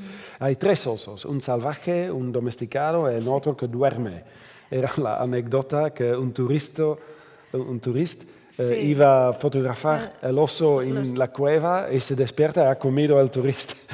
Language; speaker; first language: Spanish; non-native, fluent; Dutch